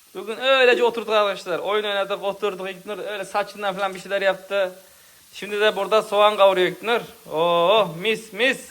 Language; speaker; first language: Turkish; native; Turkish